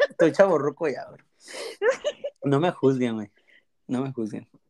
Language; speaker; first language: Spanish; early bilingual, heritage; Spanish